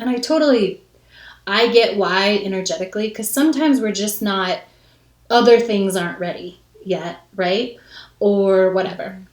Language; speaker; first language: English; native; English